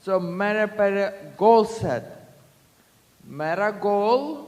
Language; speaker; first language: Hindi; non-native, learner; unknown